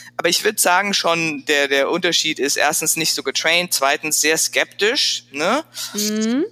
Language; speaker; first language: German; native; German